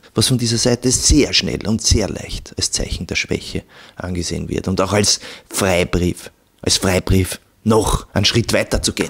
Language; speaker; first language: German; native; German